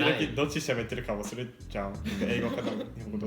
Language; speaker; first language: Japanese; non-native, fluent; English